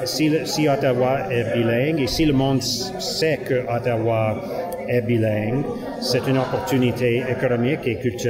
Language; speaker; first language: French; non-native, learner; English